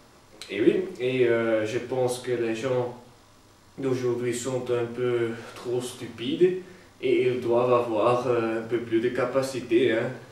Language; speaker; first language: French; non-native, learner; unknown